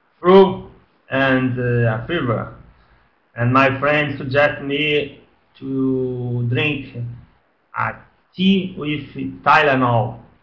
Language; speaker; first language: English; non-native, learner; Portuguese